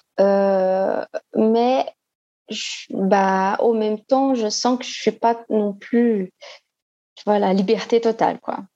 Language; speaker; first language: French; non-native, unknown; Portuguese